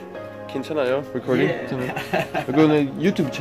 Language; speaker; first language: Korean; non-native, learner; English